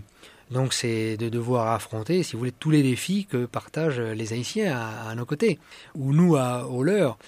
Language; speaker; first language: French; native; French